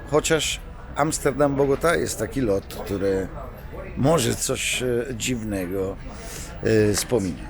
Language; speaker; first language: Polish; non-native, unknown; Italian